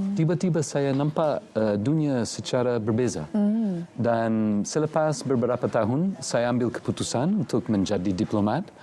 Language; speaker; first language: Malay; non-native, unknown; English